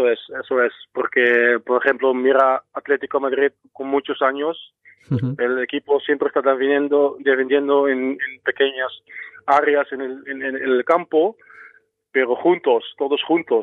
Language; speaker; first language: Spanish; non-native, fluent; Dutch